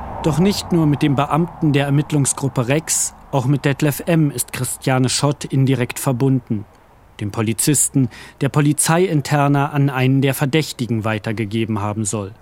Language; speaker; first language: German; native; German